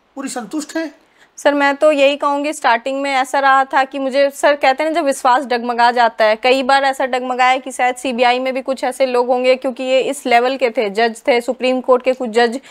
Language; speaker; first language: Hindi; native; Hindi